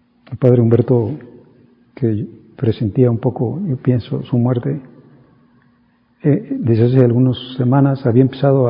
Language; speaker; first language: Spanish; native; Spanish